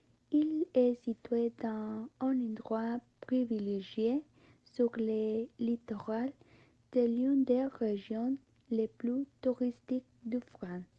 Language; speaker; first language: French; non-native, learner; Spanish